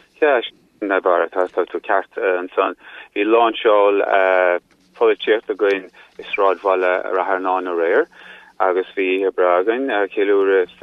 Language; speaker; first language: Irish; non-native, local second language; English